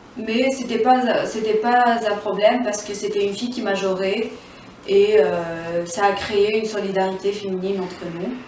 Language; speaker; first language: French; non-native, local second language; Arabic